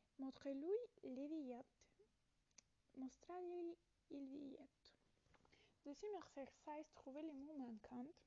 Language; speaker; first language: French; non-native, learner; Italian